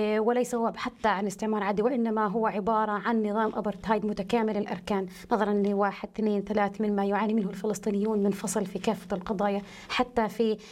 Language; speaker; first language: Arabic; early bilingual, heritage; Arabic